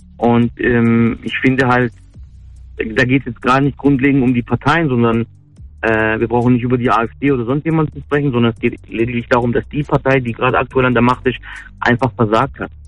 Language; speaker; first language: German; early bilingual, other home language; Turkish